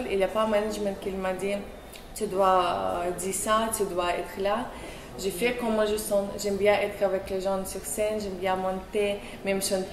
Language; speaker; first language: French; non-native, learner; Russian